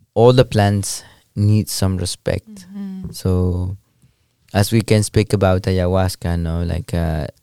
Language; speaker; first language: English; non-native, learner; Kaqchikel